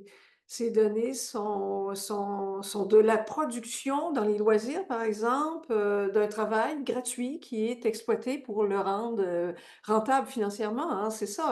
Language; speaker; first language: French; native; French